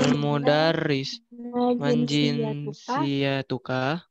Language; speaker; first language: Arabic; non-native, learner; Indonesian